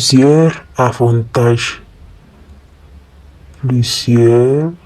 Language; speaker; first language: French; non-native, fluent; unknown